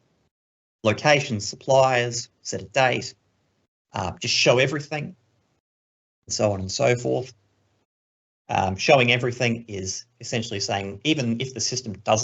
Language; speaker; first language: English; native; English